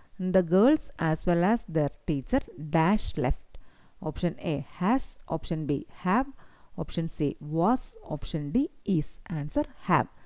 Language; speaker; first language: English; non-native, local second language; Malayalam